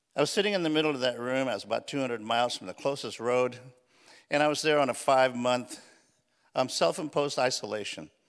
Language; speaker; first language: English; early bilingual, other home language; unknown